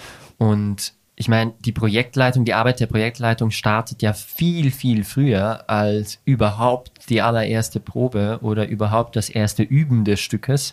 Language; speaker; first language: German; native; German